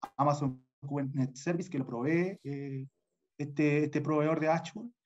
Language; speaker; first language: Spanish; native; Spanish